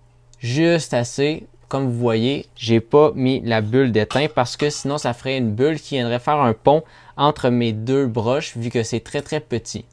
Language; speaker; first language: French; native; French